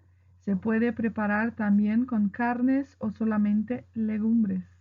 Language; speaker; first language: Spanish; non-native, fluent; Portuguese